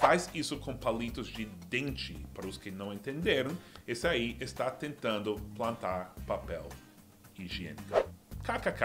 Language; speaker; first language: Portuguese; non-native, fluent; English